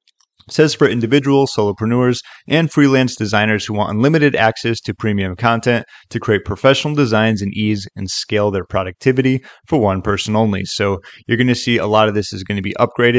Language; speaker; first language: English; native; English